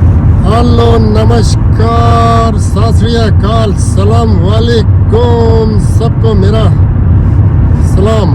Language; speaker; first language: Hindi; non-native, local second language; Tibetan